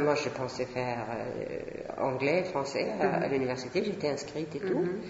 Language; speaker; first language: French; non-native, fluent; Swedish